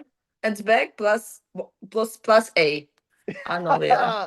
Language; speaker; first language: English; non-native, learner; Ukrainian